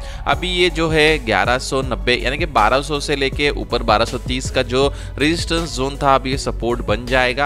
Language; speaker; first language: Hindi; native; Hindi